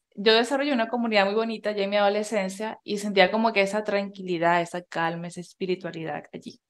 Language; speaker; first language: Spanish; native; Spanish